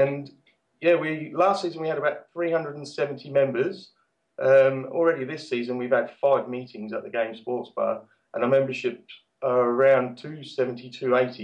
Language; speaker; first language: English; native; English